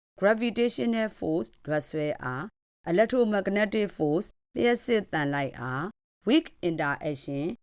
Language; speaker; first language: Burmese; native; Burmese